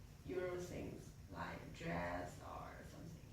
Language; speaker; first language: English; non-native, learner; Chinese